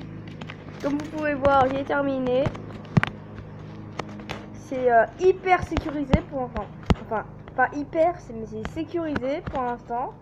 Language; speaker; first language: French; native; French